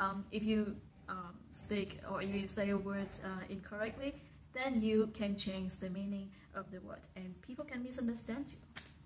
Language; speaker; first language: English; non-native, fluent; Vietnamese